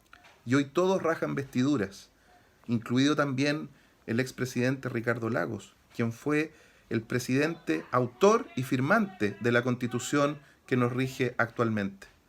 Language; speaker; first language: Spanish; native; Spanish